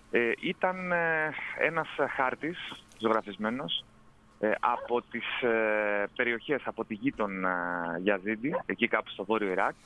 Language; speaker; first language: Greek; native; Greek